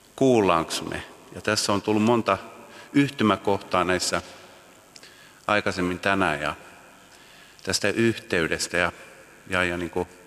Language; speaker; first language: Finnish; non-native, local second language; Swedish